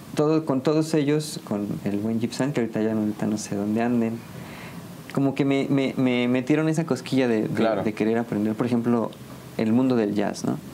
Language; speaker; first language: Spanish; native; Spanish